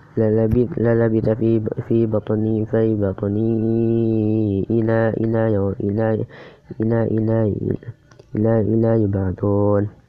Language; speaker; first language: Arabic; non-native, learner; Indonesian